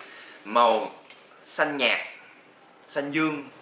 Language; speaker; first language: Vietnamese; early bilingual, heritage; Vietnamese